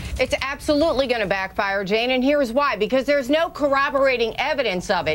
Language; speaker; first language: English; native; English